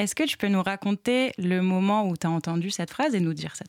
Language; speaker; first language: French; native; French